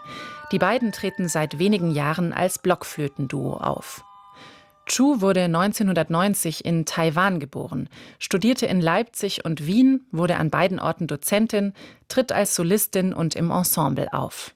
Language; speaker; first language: German; native; German